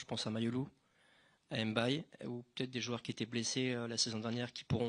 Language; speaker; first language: French; native; French